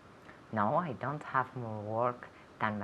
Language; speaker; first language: English; non-native, learner; Spanish